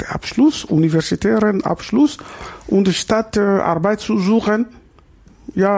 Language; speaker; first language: German; non-native, learner; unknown